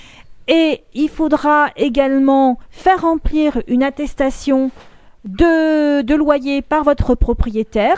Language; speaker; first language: French; native; French